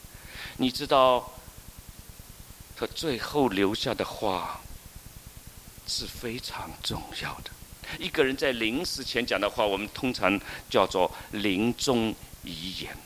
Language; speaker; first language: Chinese; native; Chinese